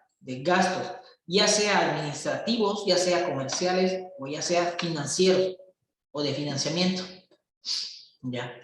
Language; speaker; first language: Spanish; native; Spanish